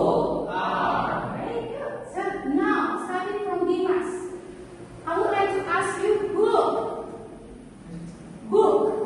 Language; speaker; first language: English; non-native, fluent; Indonesian